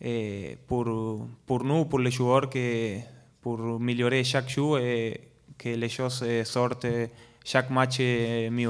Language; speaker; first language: French; non-native, learner; Spanish